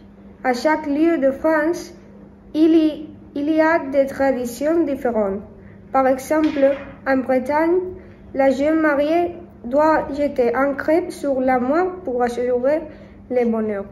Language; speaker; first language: French; non-native, learner; Spanish